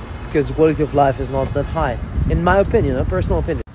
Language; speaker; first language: English; non-native, fluent; Italian